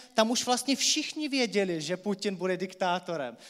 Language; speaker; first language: Czech; non-native, fluent; Russian